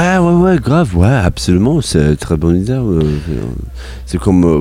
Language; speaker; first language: French; non-native, learner; English